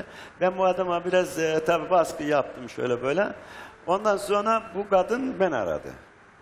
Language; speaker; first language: Turkish; native; Turkish